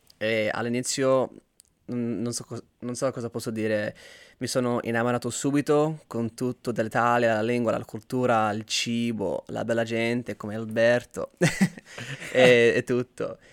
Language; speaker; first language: Italian; non-native, fluent; English